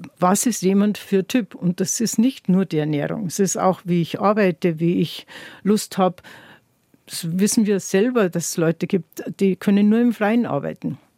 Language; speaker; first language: German; native; German